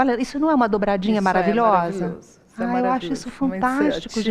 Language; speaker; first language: Portuguese; native; Portuguese